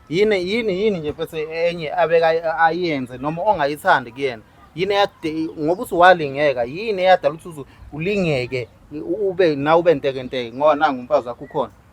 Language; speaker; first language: Zulu; native; Zulu